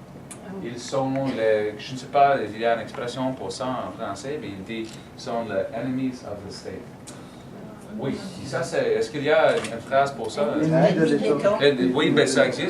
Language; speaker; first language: French; non-native, learner; English